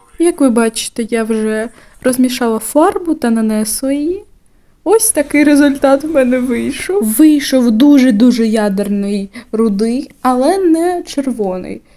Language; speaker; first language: Ukrainian; native; Ukrainian